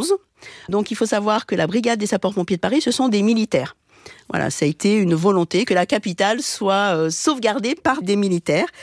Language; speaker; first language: French; native; French